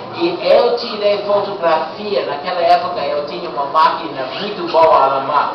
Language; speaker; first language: Portuguese; non-native, fluent; English